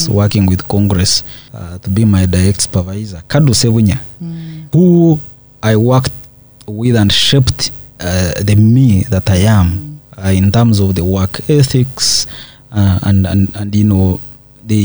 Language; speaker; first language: English; non-native, local second language; Nyankole